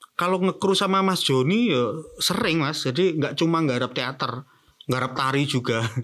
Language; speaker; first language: Indonesian; non-native, local second language; Javanese